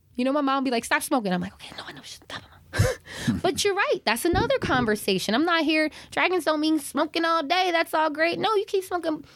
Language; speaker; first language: English; native; English